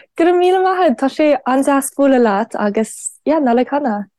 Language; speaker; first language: Irish; non-native, learner; English